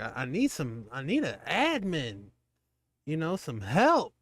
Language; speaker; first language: English; native; English